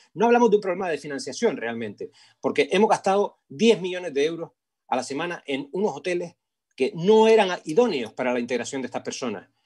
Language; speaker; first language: Spanish; native; Spanish